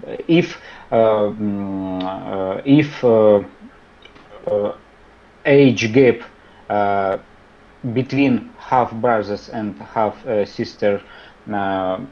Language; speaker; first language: English; non-native, learner; Russian